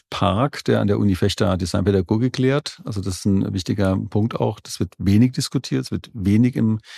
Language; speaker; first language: German; native; German